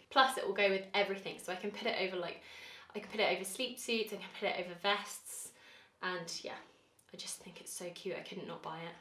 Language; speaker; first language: English; native; English